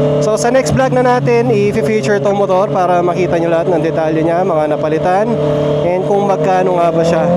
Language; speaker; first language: Filipino; non-native, local second language; Pampanga